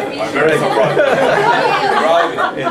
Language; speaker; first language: English; non-native, learner; Japanese